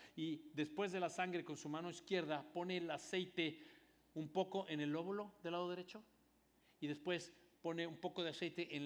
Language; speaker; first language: Spanish; native; Spanish